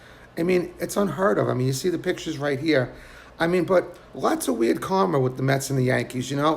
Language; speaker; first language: English; native; English